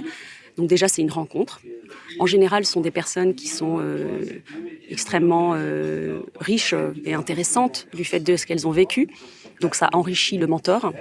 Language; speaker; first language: French; native; French